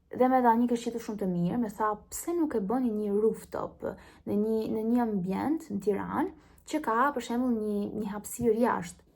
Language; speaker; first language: Albanian; early bilingual, heritage; Albanian